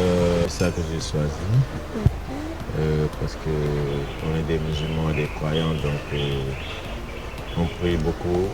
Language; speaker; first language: French; non-native, local second language; Wolof